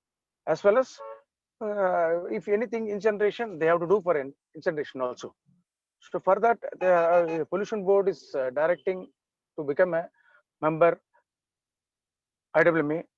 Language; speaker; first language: English; non-native, local second language; Tamil